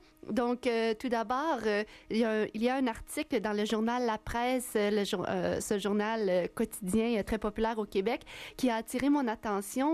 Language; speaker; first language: French; native; French